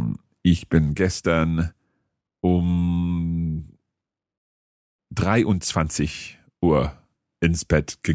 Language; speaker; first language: German; non-native, learner; English